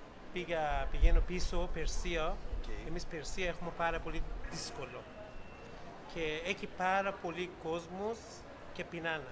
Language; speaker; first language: Greek; non-native, learner; Persian